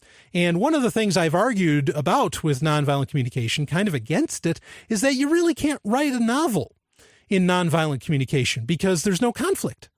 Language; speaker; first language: English; native; English